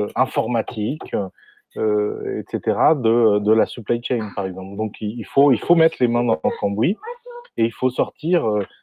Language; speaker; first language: French; non-native, fluent; Spanish